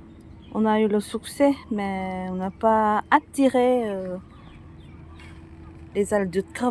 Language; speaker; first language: French; non-native, fluent; Thai